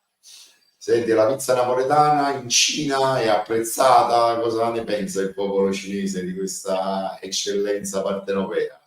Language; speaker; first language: Italian; native; Italian